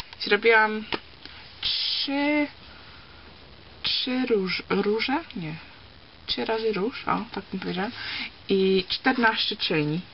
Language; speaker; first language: Polish; early bilingual, heritage; Polish